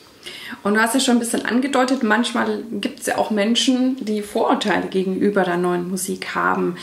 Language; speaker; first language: German; native; German